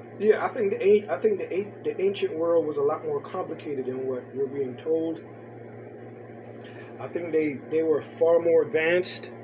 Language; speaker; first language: English; native; English